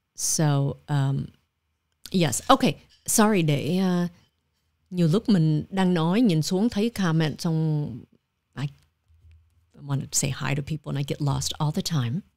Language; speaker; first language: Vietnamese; early bilingual, heritage; Vietnamese